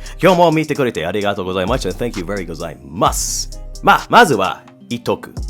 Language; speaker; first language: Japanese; non-native, fluent; English